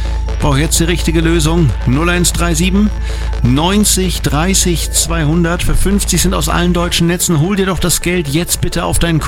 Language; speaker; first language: German; native; German